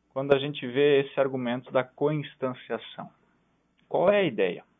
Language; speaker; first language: Portuguese; non-native, local second language; German